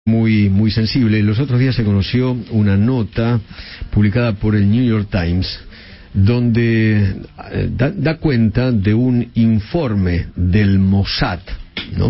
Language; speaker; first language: Spanish; native; Spanish